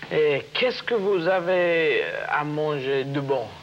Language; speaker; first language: French; non-native, learner; English